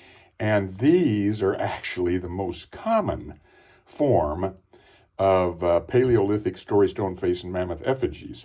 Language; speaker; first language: English; native; English